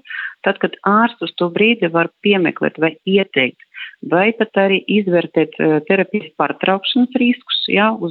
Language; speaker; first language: Latvian; non-native, local second language; Russian